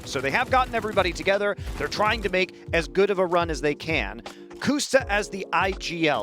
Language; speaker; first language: English; native; English